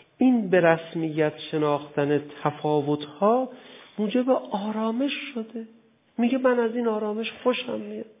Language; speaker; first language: Persian; native; Persian